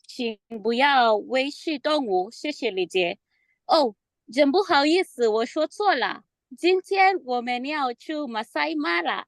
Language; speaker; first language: Chinese; non-native, learner; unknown